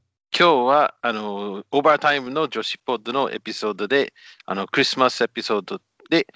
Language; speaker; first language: Japanese; non-native, fluent; English